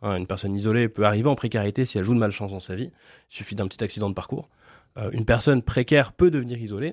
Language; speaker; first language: French; native; French